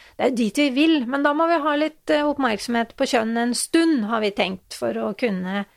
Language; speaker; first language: Norwegian; native; Norwegian